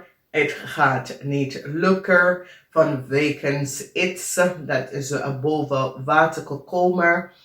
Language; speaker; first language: Dutch; non-native, learner; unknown